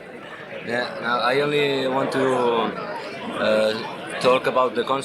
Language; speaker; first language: English; non-native, learner; Spanish